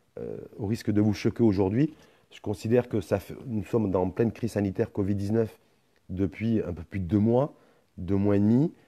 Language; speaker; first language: French; non-native, local second language; Arabic